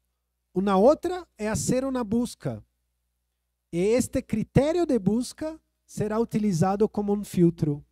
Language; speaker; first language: Spanish; non-native, fluent; Portuguese